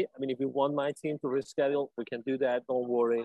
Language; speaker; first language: English; non-native, fluent; Spanish